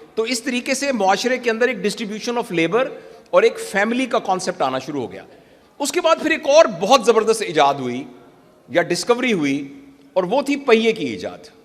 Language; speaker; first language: Urdu; native; Urdu